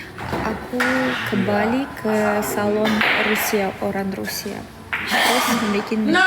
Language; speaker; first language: Indonesian; non-native, learner; Russian